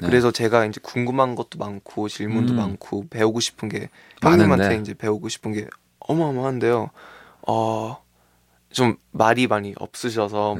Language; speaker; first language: Korean; early bilingual, heritage; Korean